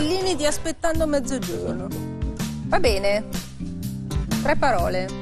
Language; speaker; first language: Italian; native; Italian